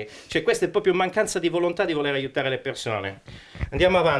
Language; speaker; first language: Italian; native; Italian